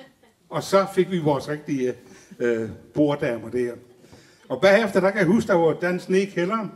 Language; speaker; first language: Danish; native; Danish